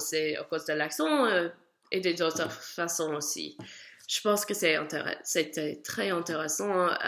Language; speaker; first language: French; non-native, learner; English